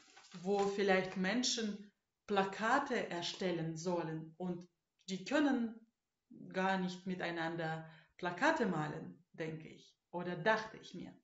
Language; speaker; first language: German; non-native, fluent; Russian